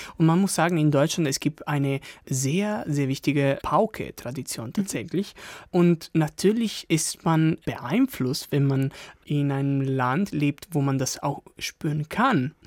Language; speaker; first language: German; non-native, fluent; Italian